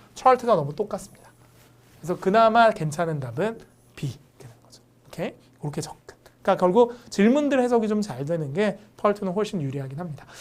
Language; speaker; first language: Korean; native; Korean